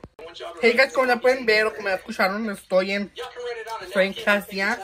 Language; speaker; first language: Spanish; early bilingual, heritage; Spanish